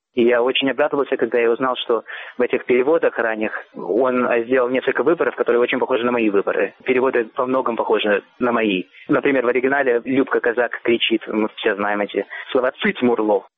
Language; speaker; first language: Russian; native; Russian